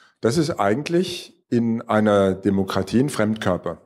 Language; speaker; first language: German; native; German